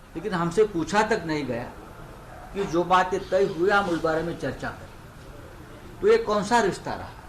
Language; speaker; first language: Hindi; non-native, local second language; Marathi